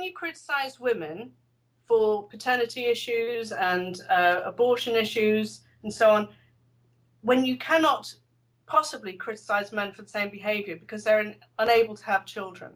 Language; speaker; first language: English; native; English